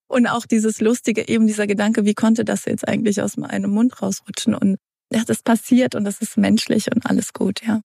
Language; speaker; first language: German; early bilingual, other home language; Romanian